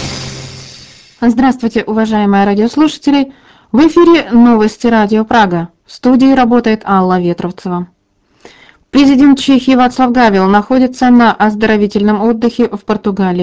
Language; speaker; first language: Russian; native; Russian